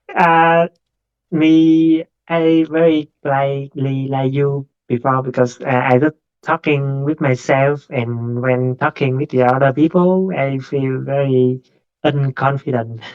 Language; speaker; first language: English; non-native, learner; Vietnamese